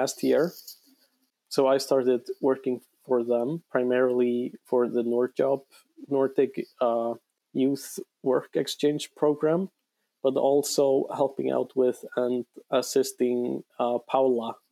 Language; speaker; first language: English; non-native, fluent; Icelandic